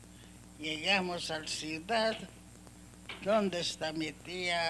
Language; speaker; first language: Spanish; non-native, learner; Hungarian